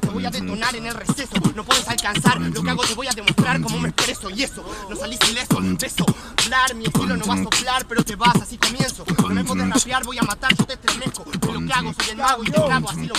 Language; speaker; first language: Spanish; native; Spanish